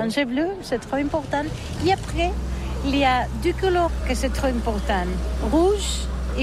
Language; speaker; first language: French; non-native, learner; Catalan